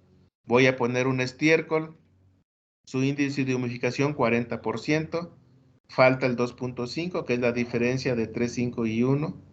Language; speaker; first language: Spanish; native; Spanish